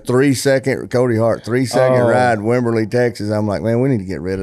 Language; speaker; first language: English; native; English